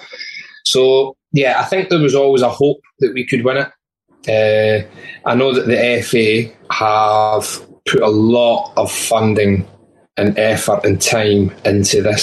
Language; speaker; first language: English; native; English